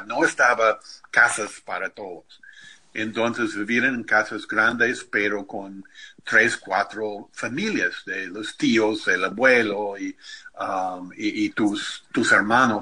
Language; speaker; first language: Spanish; non-native, fluent; English